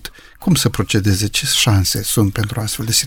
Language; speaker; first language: Romanian; native; Romanian